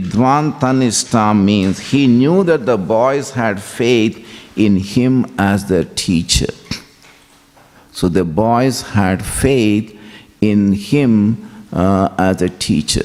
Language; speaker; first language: English; non-native, local second language; Telugu